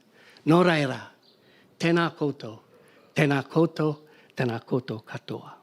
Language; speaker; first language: Māori; non-native, learner; Tamil